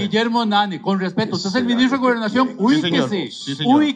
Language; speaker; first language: Spanish; native; Spanish